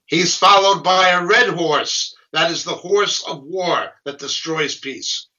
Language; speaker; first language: English; native; English